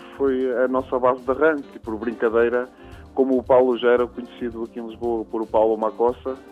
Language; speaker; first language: Portuguese; native; Portuguese